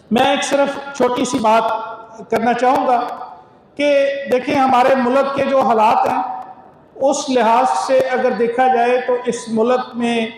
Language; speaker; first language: Urdu; native; Urdu